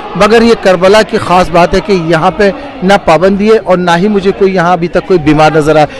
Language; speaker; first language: Urdu; native; Urdu